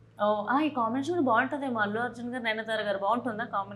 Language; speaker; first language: Telugu; native; Telugu